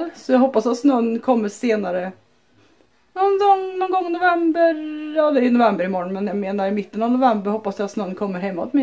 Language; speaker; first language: Swedish; native; Swedish